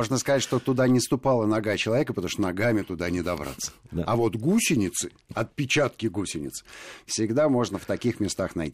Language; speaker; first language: Russian; native; Russian